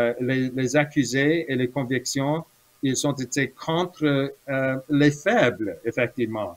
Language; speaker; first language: French; non-native, fluent; English